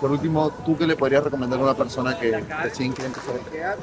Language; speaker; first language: Spanish; native; Spanish